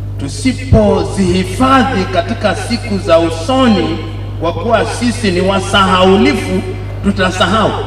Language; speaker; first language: Swahili; non-native, local second language; Luo (Kenya and Tanzania)